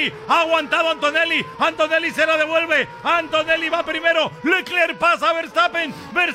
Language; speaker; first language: Spanish; native; Spanish